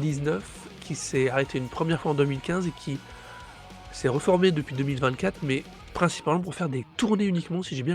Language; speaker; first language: French; native; French